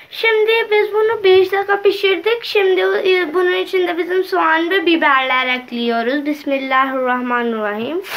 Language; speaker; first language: Turkish; non-native, learner; Urdu